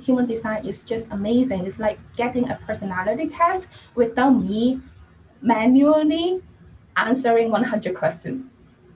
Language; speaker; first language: English; non-native, local second language; Cantonese